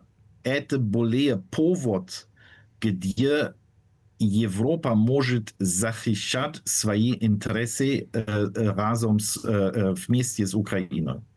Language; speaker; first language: Russian; non-native, fluent; German